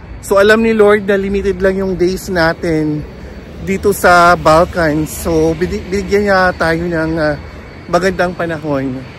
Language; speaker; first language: Filipino; native; Filipino